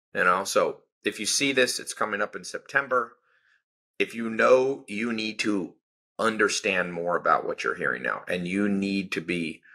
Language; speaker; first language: English; native; English